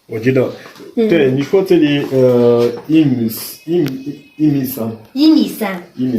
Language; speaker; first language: Chinese; non-native, learner; French